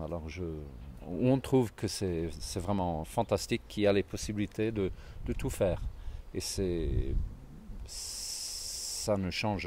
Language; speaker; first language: French; non-native, fluent; Swedish